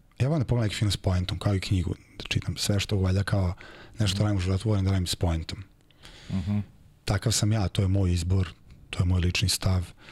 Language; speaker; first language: Serbian; native; Serbian